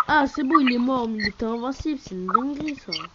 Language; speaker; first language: French; native; French